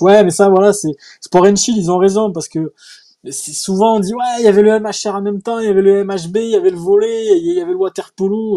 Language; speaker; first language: French; native; French